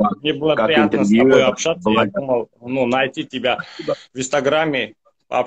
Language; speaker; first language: Russian; non-native, fluent; Armenian